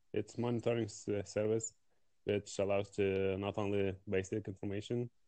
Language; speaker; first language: English; non-native, fluent; Lithuanian